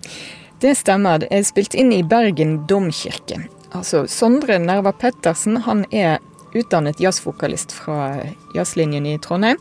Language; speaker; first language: Norwegian; native; Norwegian